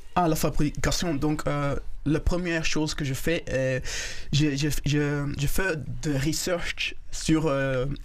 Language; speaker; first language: French; non-native, local second language; Kinyarwanda